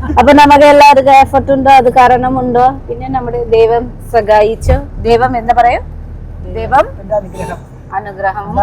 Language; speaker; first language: Malayalam; non-native, learner; Nepali